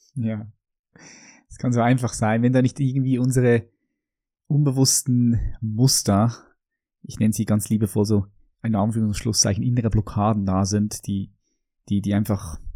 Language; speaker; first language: German; native; German